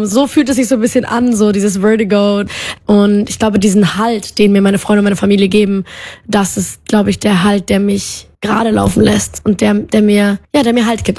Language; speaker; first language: German; native; German